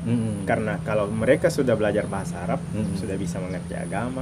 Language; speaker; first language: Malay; non-native, fluent; Arabic